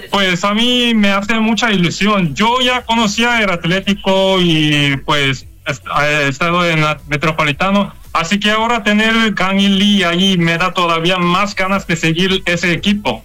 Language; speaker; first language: Spanish; non-native, fluent; Korean